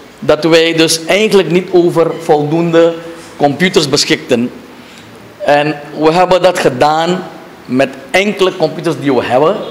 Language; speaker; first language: Dutch; native; Dutch